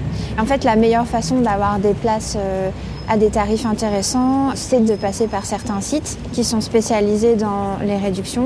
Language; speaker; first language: French; native; French